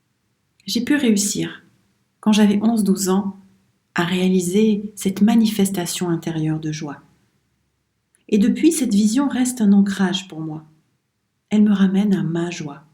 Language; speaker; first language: French; native; French